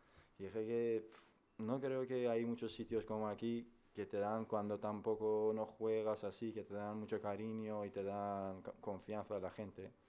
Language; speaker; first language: Spanish; non-native, fluent; Persian